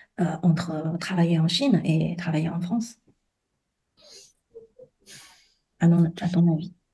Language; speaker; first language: French; non-native, fluent; Chinese